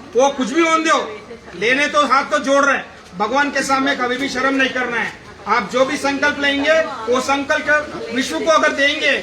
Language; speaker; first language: Hindi; non-native, local second language; Telugu